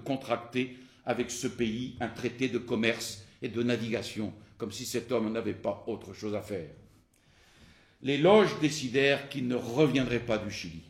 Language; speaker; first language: French; native; French